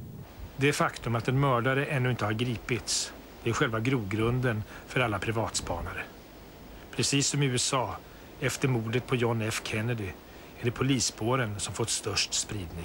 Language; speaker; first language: Swedish; native; Swedish